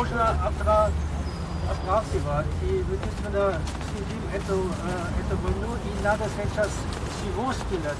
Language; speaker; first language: Russian; non-native, learner; German